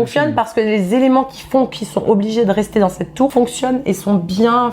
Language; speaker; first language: French; native; French